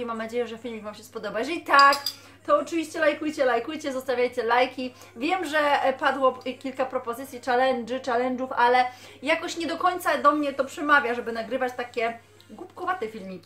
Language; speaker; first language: Polish; native; Polish